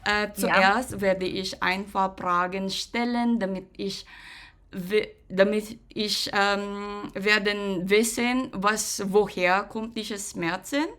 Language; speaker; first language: German; non-native, learner; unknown